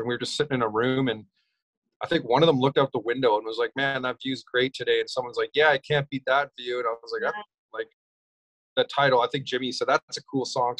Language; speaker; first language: English; native; English